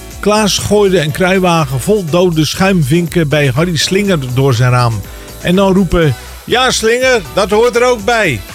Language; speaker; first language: Dutch; native; Dutch